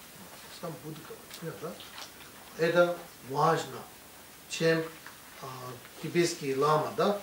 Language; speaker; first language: Russian; non-native, learner; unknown